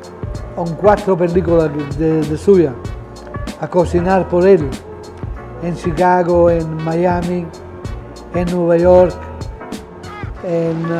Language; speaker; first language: Spanish; non-native, fluent; Italian